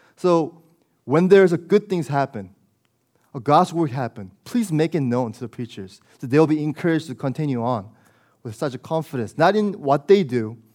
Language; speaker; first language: English; early bilingual, other home language; Korean